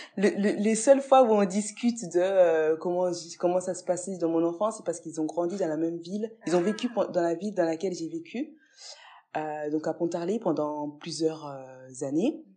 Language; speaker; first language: French; early bilingual, other home language; Fula